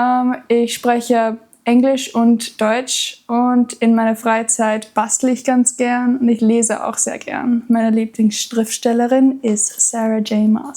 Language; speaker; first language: German; early bilingual, heritage; German